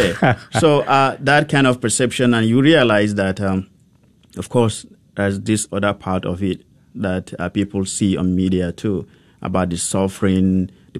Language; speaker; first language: English; non-native, local second language; Hausa